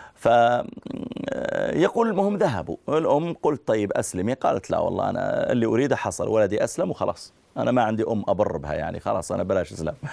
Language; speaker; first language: Arabic; native; Arabic